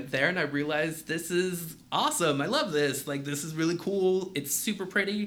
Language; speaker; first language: English; native; English